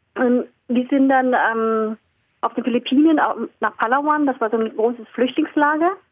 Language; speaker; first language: German; early bilingual, other home language; Vietnamese